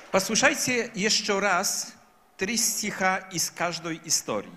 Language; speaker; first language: Russian; non-native, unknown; Polish